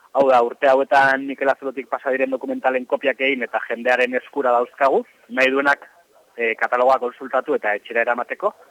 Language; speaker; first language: Basque; native; Basque